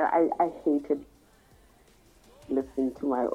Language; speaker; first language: English; non-native, local second language; Southern Sotho